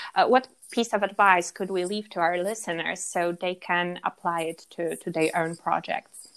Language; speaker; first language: English; non-native, fluent; Polish